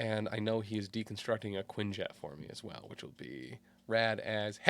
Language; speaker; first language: English; native; English